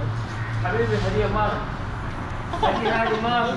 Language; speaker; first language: Arabic; non-native, learner; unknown